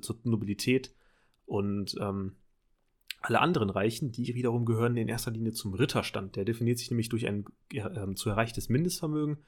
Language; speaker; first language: German; native; German